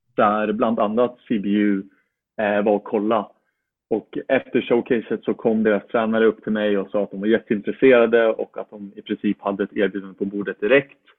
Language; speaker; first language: Swedish; native; Swedish